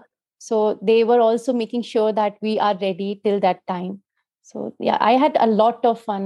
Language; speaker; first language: English; non-native, local second language; Hindi